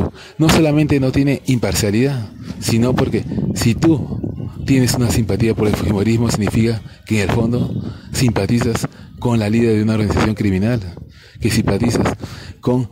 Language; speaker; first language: Spanish; native; Spanish